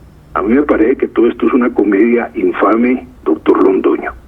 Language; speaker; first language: Spanish; native; Spanish